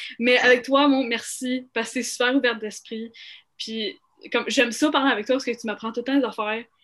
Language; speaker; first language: French; native; French